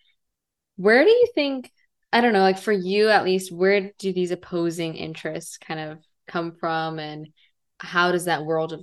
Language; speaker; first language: English; native; English